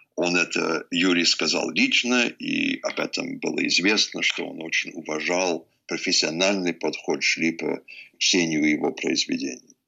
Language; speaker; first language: Russian; early bilingual, heritage; English